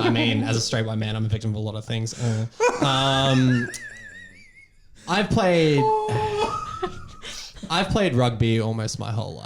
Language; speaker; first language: English; native; English